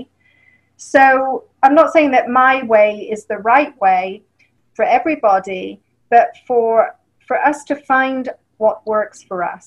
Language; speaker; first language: English; native; English